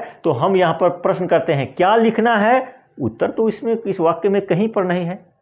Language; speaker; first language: Hindi; native; Hindi